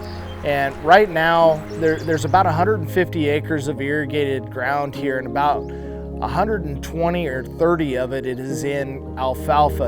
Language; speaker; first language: English; native; English